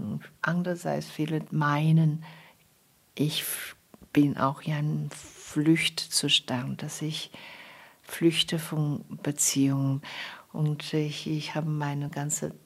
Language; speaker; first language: German; non-native, fluent; Chinese